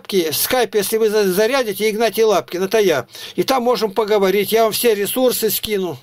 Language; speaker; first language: Russian; native; Russian